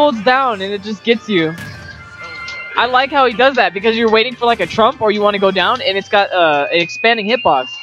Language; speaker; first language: English; native; English